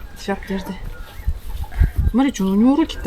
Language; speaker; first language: Russian; native; Russian